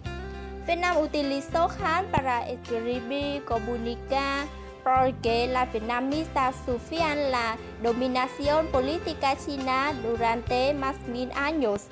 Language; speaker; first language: Spanish; non-native, learner; Vietnamese